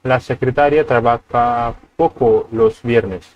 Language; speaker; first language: Spanish; non-native, learner; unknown